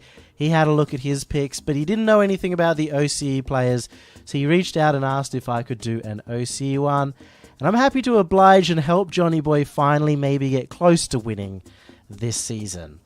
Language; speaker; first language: English; native; English